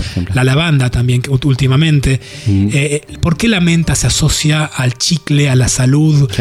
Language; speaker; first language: Spanish; native; Spanish